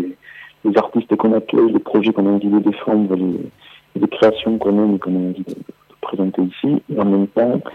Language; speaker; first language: French; native; French